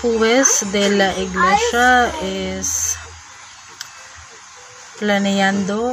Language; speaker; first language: Spanish; non-native, learner; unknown